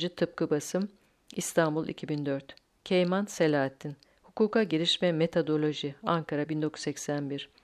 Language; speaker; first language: Turkish; native; Turkish